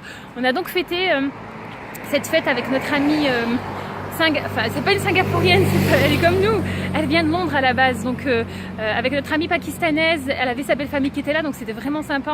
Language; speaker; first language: French; native; French